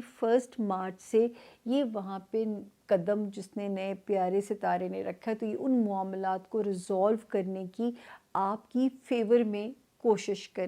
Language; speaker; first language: Urdu; native; Urdu